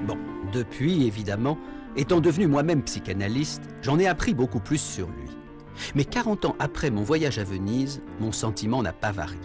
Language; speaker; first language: French; native; French